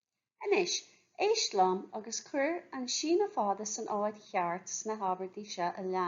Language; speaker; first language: Irish; non-native, local second language; English